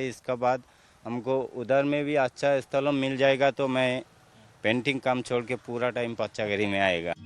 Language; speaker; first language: Hindi; non-native, local second language; Odia